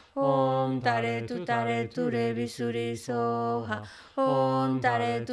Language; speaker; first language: Spanish; native; Spanish